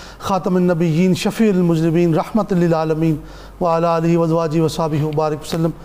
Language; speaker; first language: Urdu; non-native, local second language; Punjabi